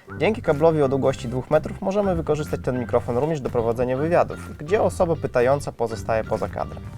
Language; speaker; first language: Polish; native; Polish